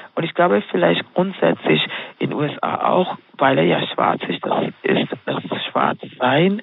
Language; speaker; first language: German; non-native, fluent; Swahili